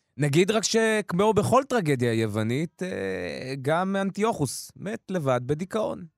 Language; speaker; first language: Hebrew; early bilingual, other home language; Russian